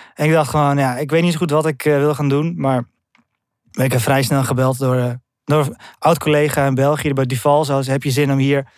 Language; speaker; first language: Dutch; early bilingual, other home language; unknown